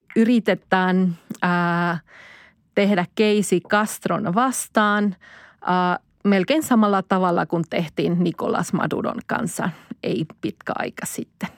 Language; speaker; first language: Finnish; non-native, fluent; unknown